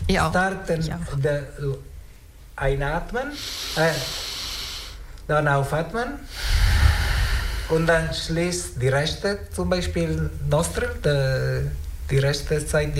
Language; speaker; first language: German; non-native, learner; Italian